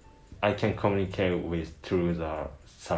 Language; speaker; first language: English; non-native, learner; Japanese